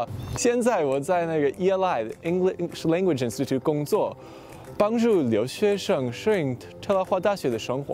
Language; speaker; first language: Chinese; non-native, learner; English